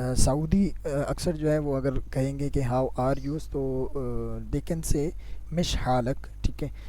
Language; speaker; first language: Urdu; native; Urdu